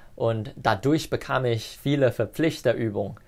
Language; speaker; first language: English; non-native, local second language; Cantonese